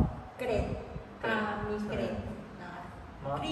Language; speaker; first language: Thai; native; Thai